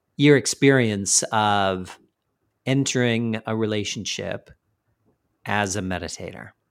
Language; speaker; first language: English; native; English